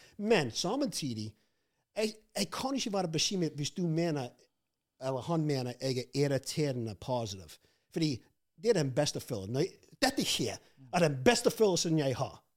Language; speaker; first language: Norwegian; non-native, fluent; English